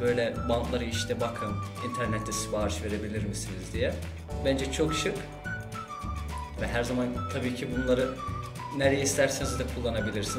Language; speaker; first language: Turkish; early bilingual, heritage; Turkish